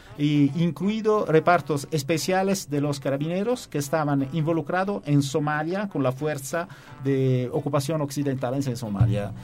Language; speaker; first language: Spanish; non-native, fluent; Italian